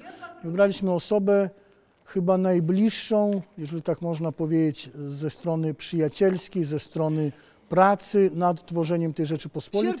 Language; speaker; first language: Polish; native; Polish